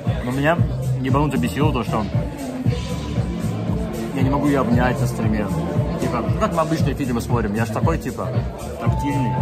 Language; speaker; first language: Russian; native; Russian